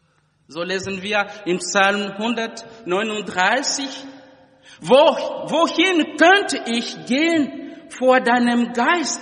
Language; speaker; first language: German; non-native, fluent; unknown